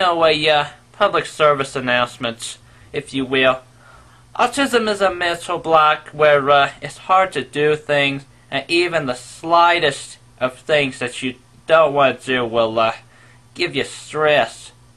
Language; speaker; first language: English; native; English